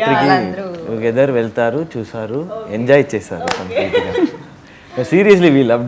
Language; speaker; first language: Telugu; non-native, learner; Tamil